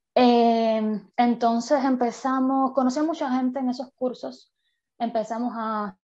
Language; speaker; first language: Spanish; native; Spanish